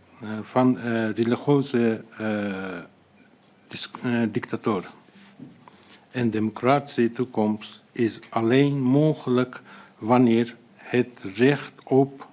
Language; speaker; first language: Dutch; non-native, fluent; Azerbaijani